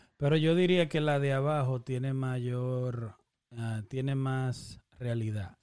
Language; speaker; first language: Spanish; early bilingual, heritage; Spanish